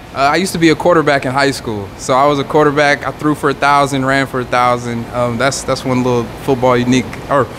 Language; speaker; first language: English; native; English